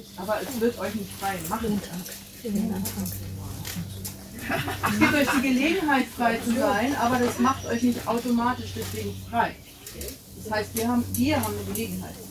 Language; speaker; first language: German; native; German